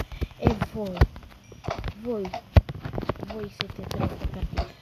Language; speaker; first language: Italian; early bilingual, other home language; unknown